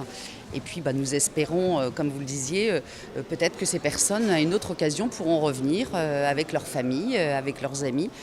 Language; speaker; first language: French; native; French